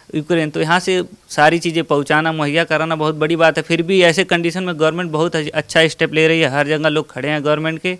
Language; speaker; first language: Hindi; native; Hindi